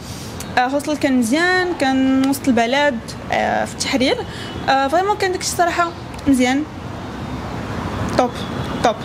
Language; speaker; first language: Arabic; native; Arabic